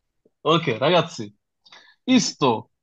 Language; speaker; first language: Italian; non-native, fluent; Bangla